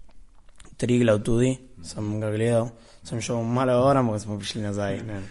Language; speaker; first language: Slovenian; early bilingual, heritage; Spanish